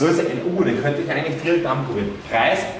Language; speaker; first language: German; native; German